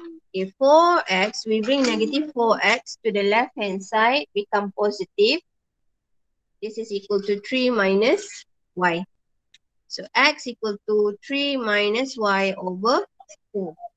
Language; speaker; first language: English; non-native, local second language; Malay